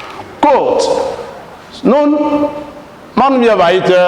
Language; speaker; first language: German; non-native, fluent; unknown